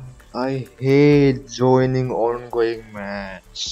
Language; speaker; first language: English; non-native, learner; Bodo